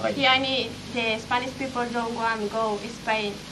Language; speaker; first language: English; non-native, learner; Spanish